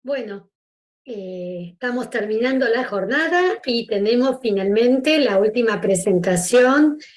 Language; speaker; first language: Spanish; native; Spanish